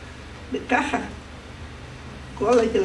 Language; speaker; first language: Hebrew; non-native, fluent; Spanish